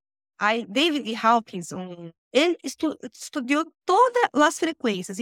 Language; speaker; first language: Spanish; non-native, learner; Portuguese